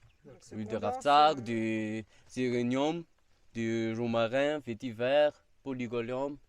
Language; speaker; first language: French; non-native, local second language; Malagasy